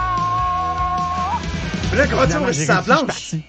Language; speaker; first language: French; native; French